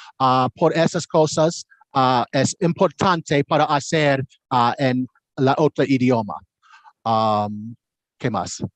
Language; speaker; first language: Spanish; non-native, learner; English